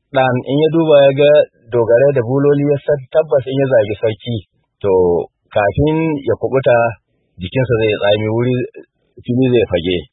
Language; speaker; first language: Hausa; native; Hausa